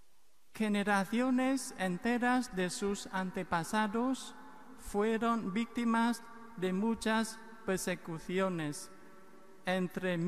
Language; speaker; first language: Spanish; non-native, fluent; Vietnamese